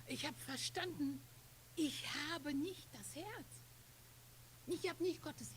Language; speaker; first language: German; non-native, fluent; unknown